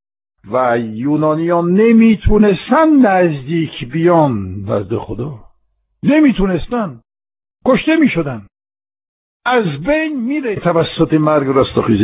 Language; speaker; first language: Persian; non-native, fluent; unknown